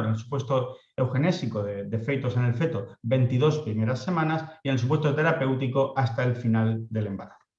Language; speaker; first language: Spanish; native; Spanish